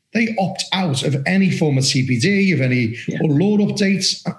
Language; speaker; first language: English; native; English